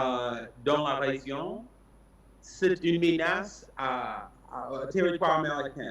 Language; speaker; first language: French; non-native, fluent; English